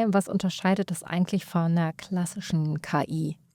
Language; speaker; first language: German; native; German